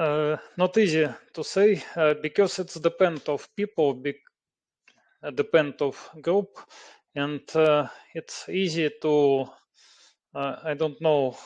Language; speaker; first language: English; non-native, learner; Russian